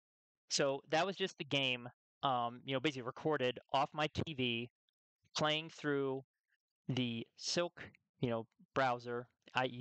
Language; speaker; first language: English; native; English